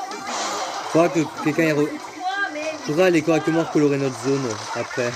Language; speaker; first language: French; native; French